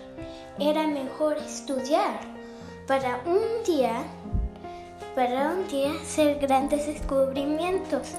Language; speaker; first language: Spanish; early bilingual, heritage; Spanish